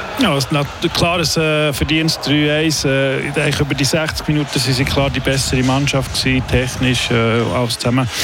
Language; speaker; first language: German; native; German